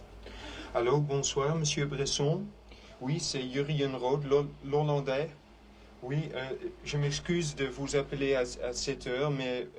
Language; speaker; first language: French; non-native, fluent; Dutch